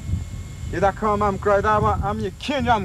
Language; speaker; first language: Portuguese; non-native, local second language; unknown